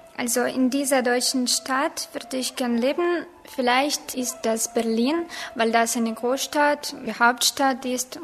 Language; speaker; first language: German; non-native, fluent; Ukrainian